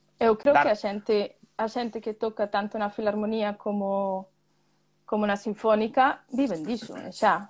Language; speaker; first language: Galician; early bilingual, other home language; Spanish